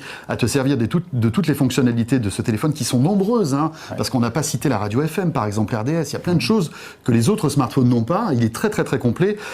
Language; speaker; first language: French; native; French